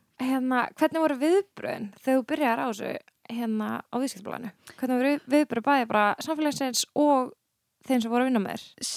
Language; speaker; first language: Icelandic; native; Icelandic